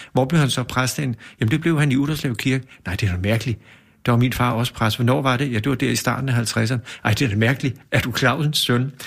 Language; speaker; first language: Danish; native; Danish